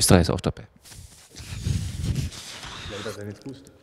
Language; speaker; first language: German; native; German